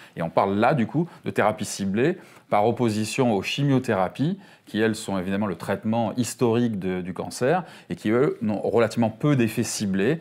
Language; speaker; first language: French; native; French